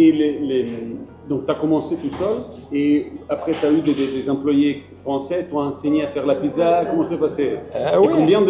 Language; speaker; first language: French; non-native, fluent; Italian